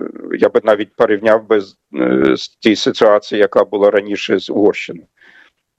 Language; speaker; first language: Ukrainian; non-native, fluent; German